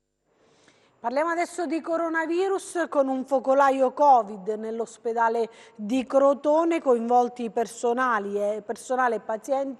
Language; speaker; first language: Italian; native; Italian